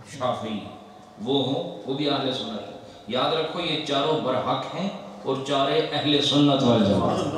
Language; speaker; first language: Urdu; non-native, local second language; Punjabi